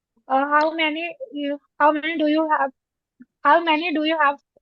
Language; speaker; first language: English; non-native, learner; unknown